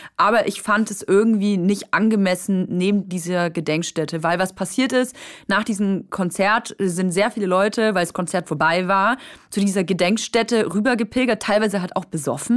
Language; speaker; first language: German; native; German